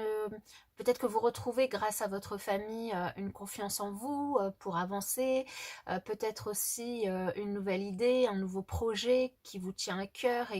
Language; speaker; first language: French; native; French